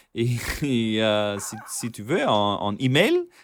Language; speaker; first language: French; non-native, learner; German